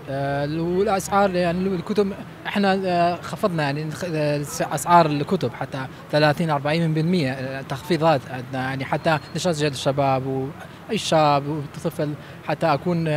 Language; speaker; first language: Arabic; non-native, local second language; Kurdish